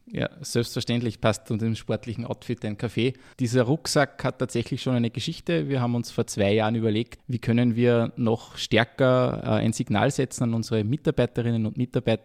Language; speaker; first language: German; native; German